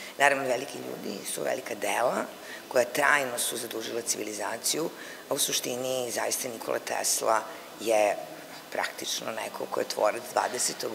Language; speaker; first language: Serbian; native; Serbian